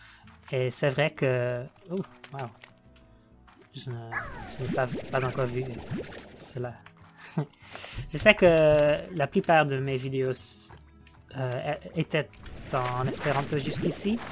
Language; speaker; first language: French; non-native, learner; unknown